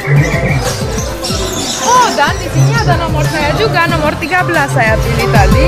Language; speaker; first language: Indonesian; non-native, fluent; Romanian